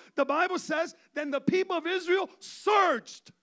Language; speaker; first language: English; early bilingual, other home language; Spanish